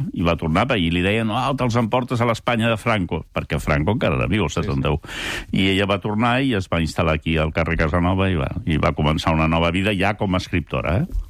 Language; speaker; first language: Catalan; early bilingual, other home language; French